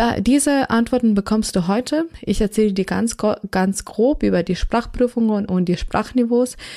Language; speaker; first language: German; non-native, fluent; Ukrainian